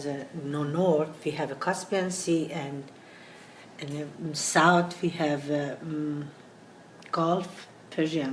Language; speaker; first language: English; non-native, learner; Persian